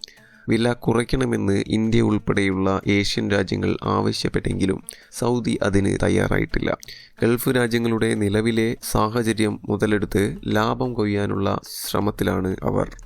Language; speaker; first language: Malayalam; native; Malayalam